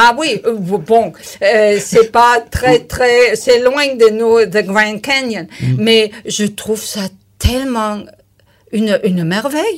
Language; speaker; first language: French; non-native, learner; German